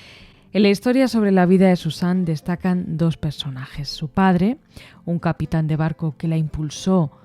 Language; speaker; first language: Spanish; native; Spanish